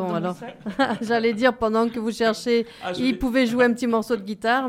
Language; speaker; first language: French; native; French